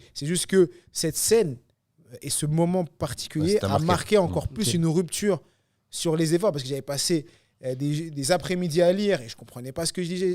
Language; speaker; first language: French; native; French